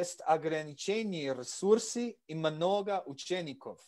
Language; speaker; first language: Russian; non-native, learner; English